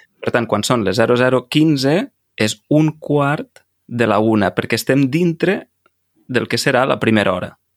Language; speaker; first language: Catalan; native; Catalan